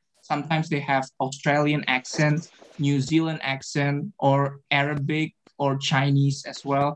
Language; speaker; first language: English; non-native, fluent; Indonesian